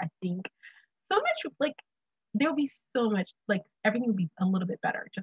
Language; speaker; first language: English; non-native, local second language; Akan